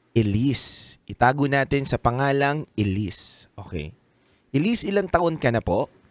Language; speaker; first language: Filipino; native; Filipino